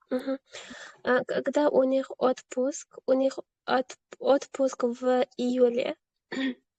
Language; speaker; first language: Russian; non-native, learner; Uzbek